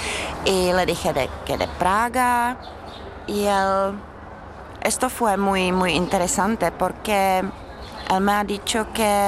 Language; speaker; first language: Spanish; non-native, fluent; Czech